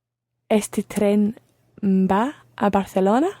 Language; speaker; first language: Spanish; non-native, learner; English